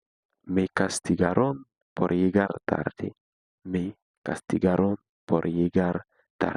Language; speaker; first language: Spanish; non-native, fluent; Haitian Creole